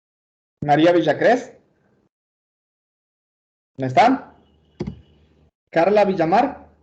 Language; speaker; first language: Spanish; native; Spanish